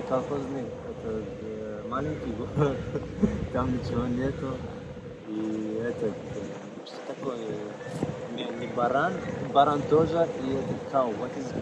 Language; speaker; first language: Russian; non-native, learner; Persian